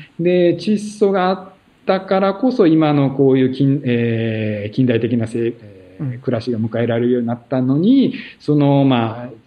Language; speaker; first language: Japanese; native; Japanese